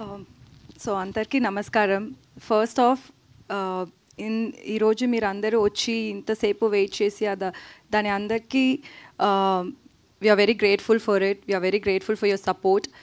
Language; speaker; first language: Telugu; non-native, learner; Tamil